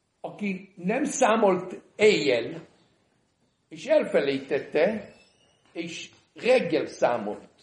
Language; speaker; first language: Hungarian; early bilingual, heritage; Hungarian